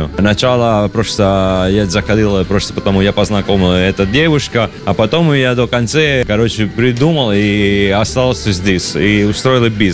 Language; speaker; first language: Russian; non-native, learner; Italian